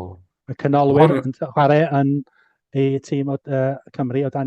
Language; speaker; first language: Welsh; non-native, fluent; English